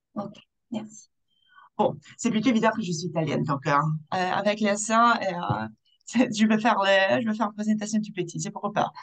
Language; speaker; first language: French; non-native, fluent; Italian